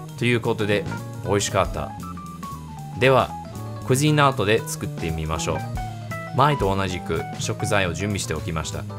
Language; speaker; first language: Japanese; non-native, fluent; English